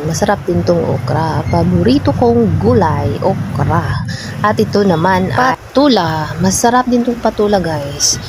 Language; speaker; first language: Filipino; non-native, local second language; Cebuano